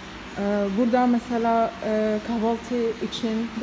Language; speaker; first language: Turkish; non-native, learner; Arabic